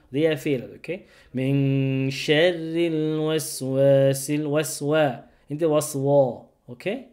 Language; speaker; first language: Swedish; non-native, learner; Urdu